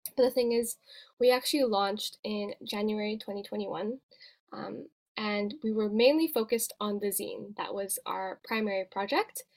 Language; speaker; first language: English; native; English